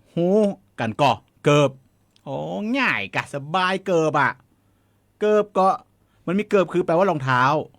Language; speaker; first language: Thai; native; Thai